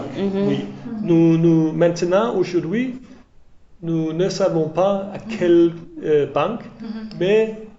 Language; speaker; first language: French; non-native, learner; English